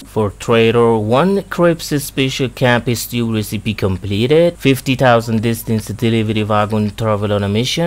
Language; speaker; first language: English; non-native, fluent; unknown